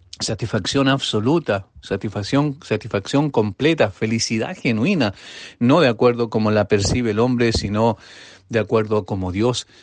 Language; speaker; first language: Spanish; native; Spanish